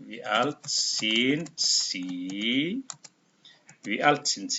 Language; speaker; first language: German; non-native, fluent; Indonesian